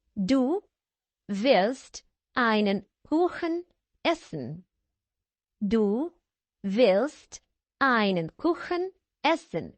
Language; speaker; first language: German; non-native, fluent; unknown